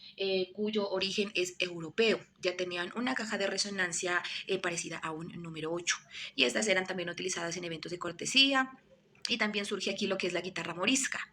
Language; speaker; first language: Spanish; native; Spanish